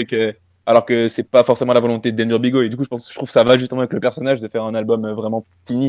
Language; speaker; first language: French; native; French